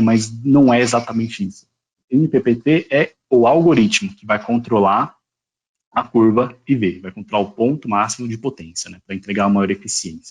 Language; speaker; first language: Portuguese; native; Portuguese